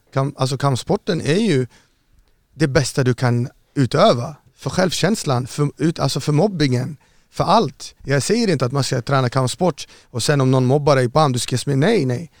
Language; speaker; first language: Swedish; early bilingual, other home language; Arabic